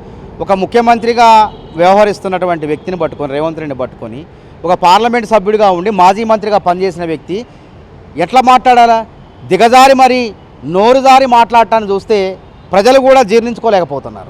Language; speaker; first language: Telugu; native; Telugu